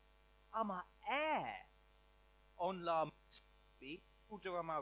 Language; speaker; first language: Turkish; non-native, learner; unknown